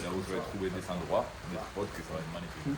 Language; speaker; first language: French; non-native, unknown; Spanish